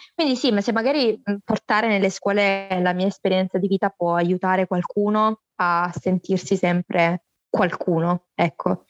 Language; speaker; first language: Italian; native; Italian